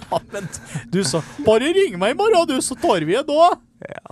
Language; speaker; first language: Norwegian; native; Norwegian